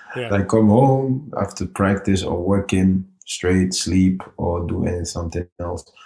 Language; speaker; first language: English; early bilingual, other home language; Norwegian